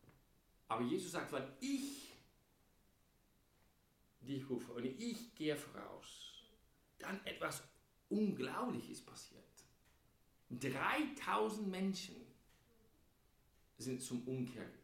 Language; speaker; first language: German; non-native, fluent; English